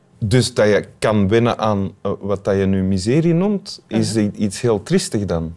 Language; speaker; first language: Dutch; native; Dutch